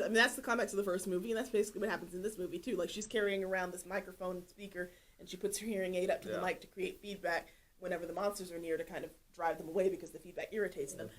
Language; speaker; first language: English; native; English